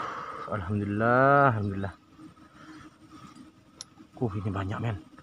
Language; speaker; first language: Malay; non-native, local second language; Javanese